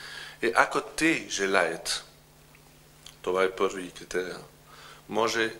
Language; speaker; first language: Bulgarian; non-native, learner; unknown